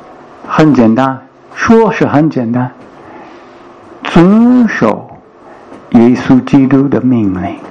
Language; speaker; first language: Chinese; non-native, fluent; English